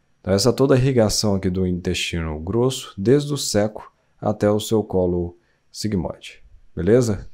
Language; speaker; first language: Portuguese; native; Portuguese